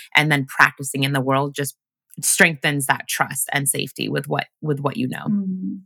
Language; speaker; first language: English; early bilingual, other home language; Ganda